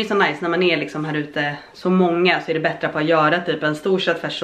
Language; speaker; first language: Swedish; native; Swedish